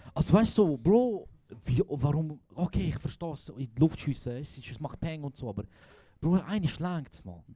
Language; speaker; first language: German; early bilingual, other home language; Croatian